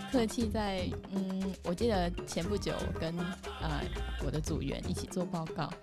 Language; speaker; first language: Chinese; non-native, fluent; Vietnamese